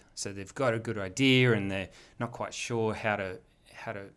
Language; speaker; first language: English; native; English